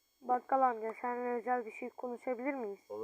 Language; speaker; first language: Turkish; native; Turkish